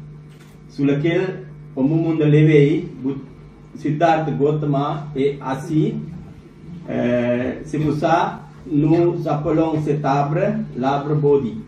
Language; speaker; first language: French; non-native, learner; Sinhala